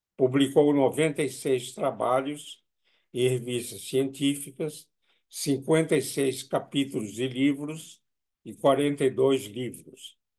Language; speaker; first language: Portuguese; native; Portuguese